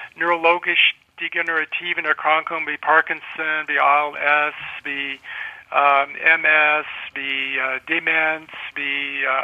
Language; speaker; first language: German; non-native, fluent; English